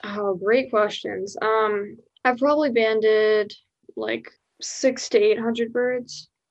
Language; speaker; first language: English; early bilingual, other home language; Spanish